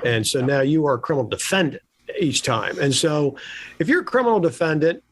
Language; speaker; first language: English; native; English